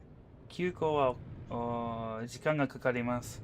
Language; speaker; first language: Japanese; non-native, learner; English